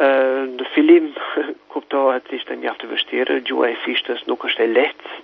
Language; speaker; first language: Albanian; non-native, fluent; English